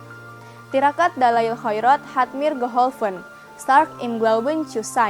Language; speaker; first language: German; non-native, learner; Indonesian